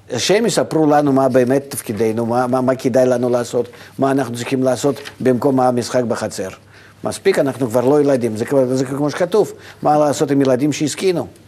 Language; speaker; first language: Hebrew; non-native, fluent; Russian